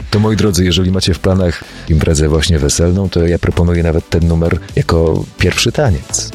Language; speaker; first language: Polish; native; Polish